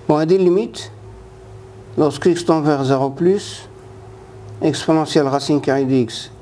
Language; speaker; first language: French; non-native, local second language; Arabic